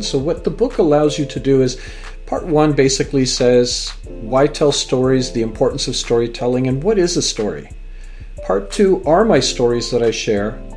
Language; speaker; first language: English; native; English